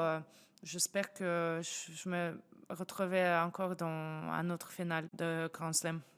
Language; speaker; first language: French; non-native, fluent; Russian